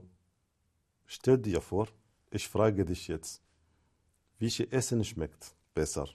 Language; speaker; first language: German; non-native, fluent; Arabic